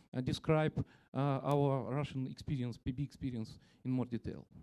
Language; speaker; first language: English; non-native, fluent; Russian